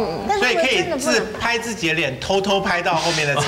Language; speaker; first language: Chinese; native; Chinese